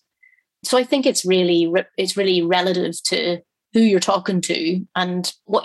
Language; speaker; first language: English; native; English